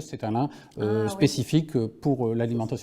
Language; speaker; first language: French; native; French